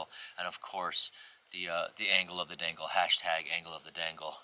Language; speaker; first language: English; native; English